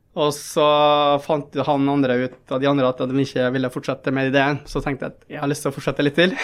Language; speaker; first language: Norwegian; early bilingual, other home language; Tamil